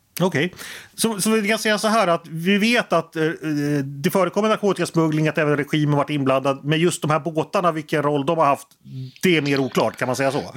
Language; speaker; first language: Swedish; native; Swedish